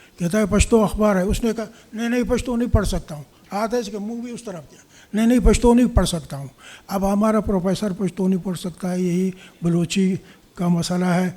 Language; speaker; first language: Urdu; non-native, local second language; Pashto